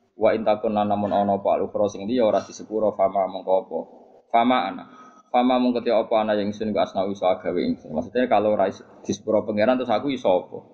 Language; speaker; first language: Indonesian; non-native, local second language; Javanese